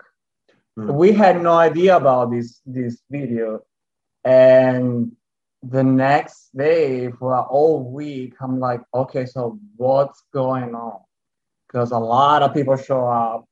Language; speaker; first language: English; non-native, fluent; Italian